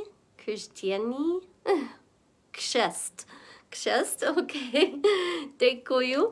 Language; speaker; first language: Czech; non-native, learner; English